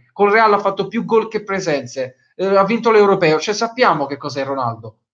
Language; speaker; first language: Italian; native; Italian